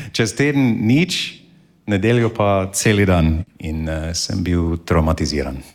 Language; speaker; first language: Slovenian; non-native, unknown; English